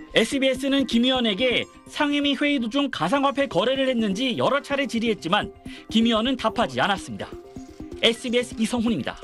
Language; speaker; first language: Korean; native; Korean